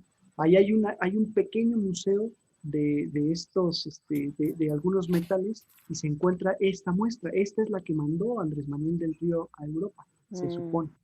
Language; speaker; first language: Spanish; native; Spanish